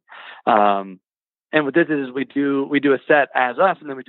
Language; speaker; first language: English; native; English